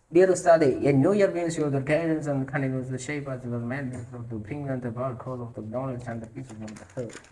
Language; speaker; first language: English; non-native, local second language; Malayalam